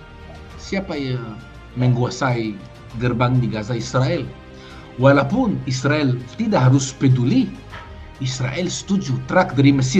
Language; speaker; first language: Indonesian; non-native, fluent; Hebrew